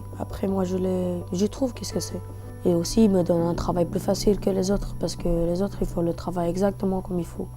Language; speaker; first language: French; early bilingual, other home language; Bulgarian